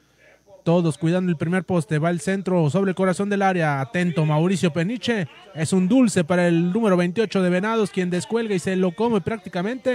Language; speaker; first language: Spanish; native; Spanish